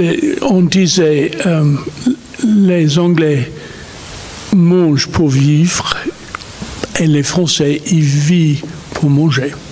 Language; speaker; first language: French; non-native, fluent; English